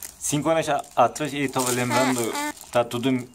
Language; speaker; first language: Portuguese; non-native, learner; Turkish